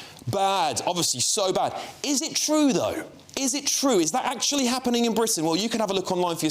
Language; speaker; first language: English; native; English